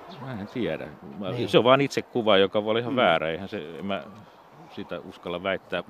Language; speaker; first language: Finnish; native; Finnish